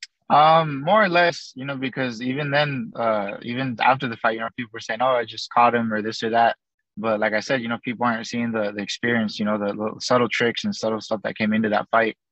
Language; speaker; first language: English; early bilingual, other home language; Spanish